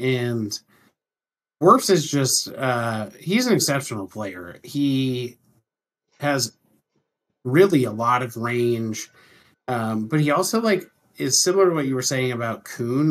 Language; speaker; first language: English; native; English